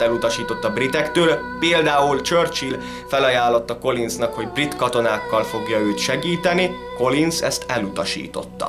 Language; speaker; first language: Hungarian; native; Hungarian